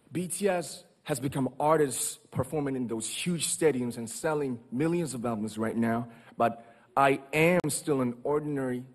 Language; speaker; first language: English; non-native, fluent; Korean